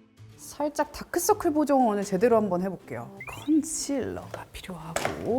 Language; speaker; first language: Korean; native; Korean